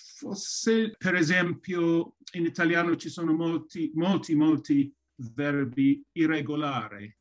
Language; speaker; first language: Italian; non-native, learner; English